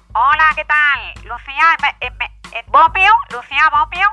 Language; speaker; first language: Spanish; native; Spanish